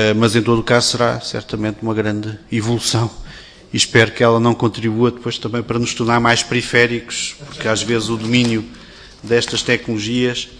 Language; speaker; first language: Portuguese; native; Portuguese